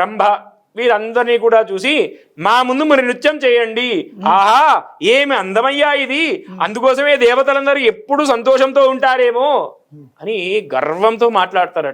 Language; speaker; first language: Telugu; native; Telugu